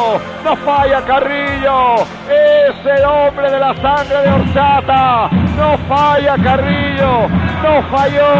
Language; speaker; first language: Spanish; native; Spanish